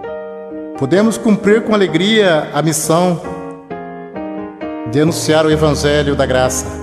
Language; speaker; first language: Portuguese; native; Portuguese